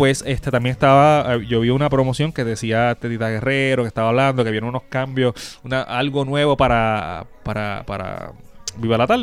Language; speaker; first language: Spanish; native; Spanish